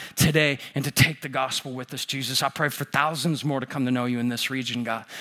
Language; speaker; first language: English; native; English